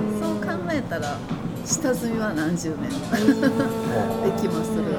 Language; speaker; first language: Japanese; native; Japanese